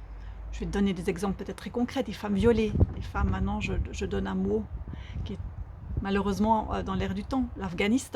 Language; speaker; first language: French; native; French